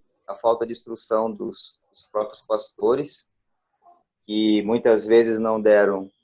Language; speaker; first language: Portuguese; native; Portuguese